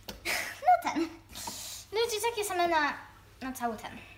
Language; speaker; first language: Polish; early bilingual, heritage; Polish